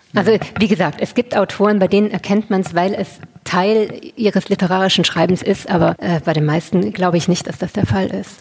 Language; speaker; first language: German; native; German